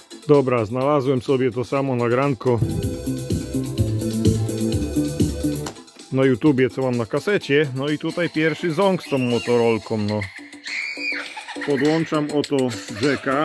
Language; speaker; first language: Polish; native; Polish